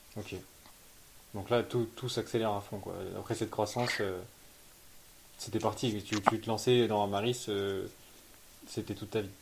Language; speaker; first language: French; native; French